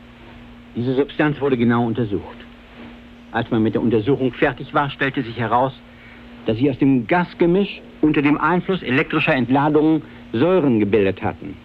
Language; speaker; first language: German; native; German